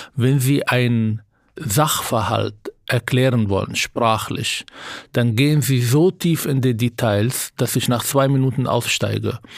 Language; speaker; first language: German; non-native, fluent; Hebrew